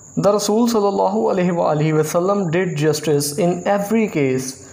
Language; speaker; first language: English; non-native, local second language; Urdu